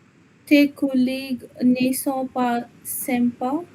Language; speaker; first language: French; non-native, learner; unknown